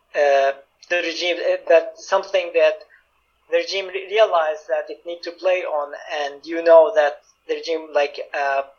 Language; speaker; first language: English; non-native, fluent; Arabic